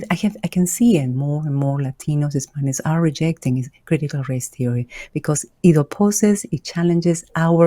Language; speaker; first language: English; non-native, fluent; Spanish